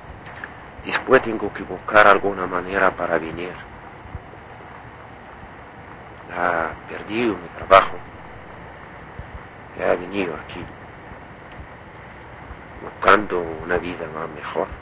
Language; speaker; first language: Spanish; non-native, learner; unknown